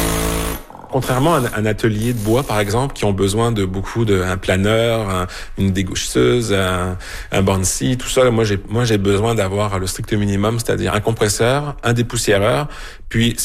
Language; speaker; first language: French; native; French